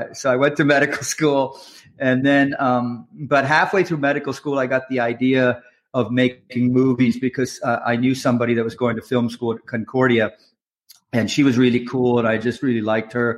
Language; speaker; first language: English; native; English